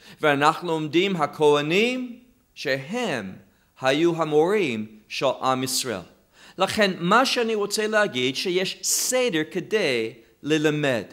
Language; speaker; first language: Hebrew; non-native, fluent; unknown